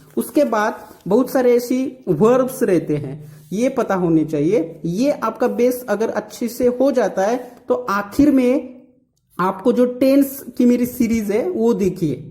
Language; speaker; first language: Hindi; non-native, local second language; Marathi